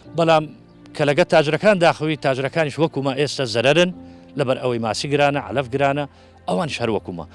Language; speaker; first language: Central Kurdish; native; Central Kurdish